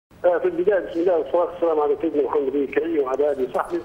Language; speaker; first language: Arabic; native; Arabic